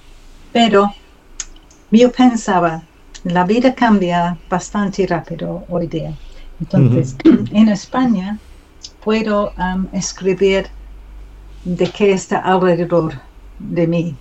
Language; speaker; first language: Spanish; non-native, learner; English